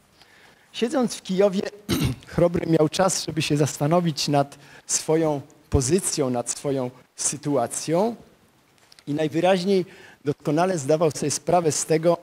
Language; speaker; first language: Polish; native; Polish